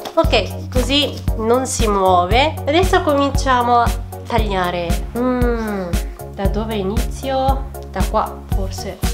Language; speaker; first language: Italian; non-native, fluent; Japanese